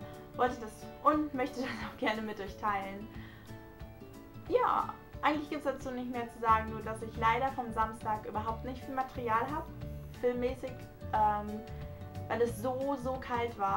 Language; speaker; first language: German; native; German